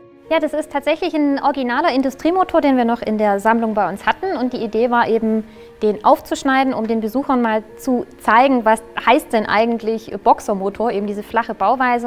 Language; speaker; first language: German; native; German